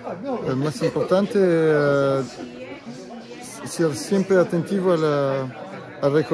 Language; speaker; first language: Spanish; non-native, learner; Italian